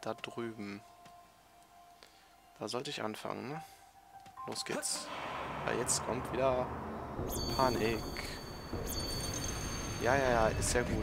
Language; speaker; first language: German; native; German